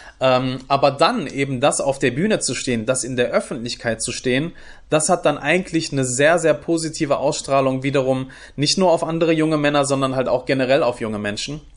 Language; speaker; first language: German; early bilingual, other home language; Turkish